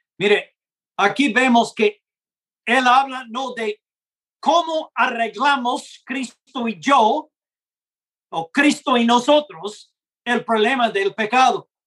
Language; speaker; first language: Spanish; non-native, fluent; English